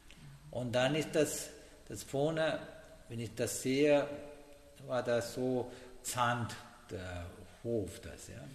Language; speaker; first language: German; non-native, learner; Sinhala